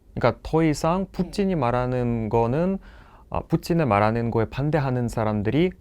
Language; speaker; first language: Korean; non-native, fluent; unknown